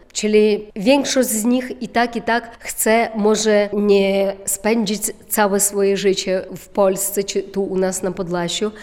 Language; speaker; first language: Polish; non-native, fluent; Ukrainian